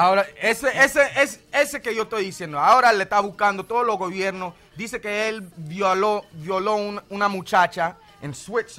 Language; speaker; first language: Spanish; early bilingual, heritage; Spanish